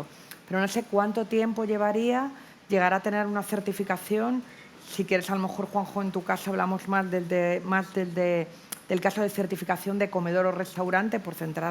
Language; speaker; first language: Spanish; native; Spanish